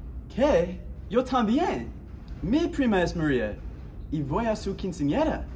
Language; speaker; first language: Spanish; non-native, learner; English